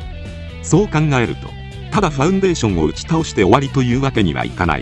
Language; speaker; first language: Japanese; native; Japanese